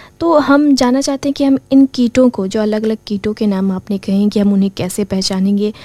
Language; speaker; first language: Hindi; native; Hindi